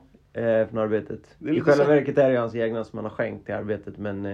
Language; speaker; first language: Swedish; native; Swedish